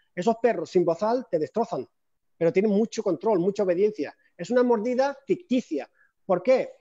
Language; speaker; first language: Spanish; native; Spanish